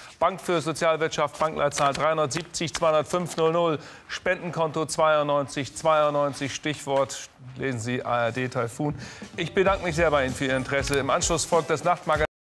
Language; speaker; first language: German; native; German